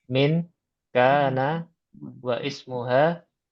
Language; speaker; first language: Arabic; non-native, learner; Indonesian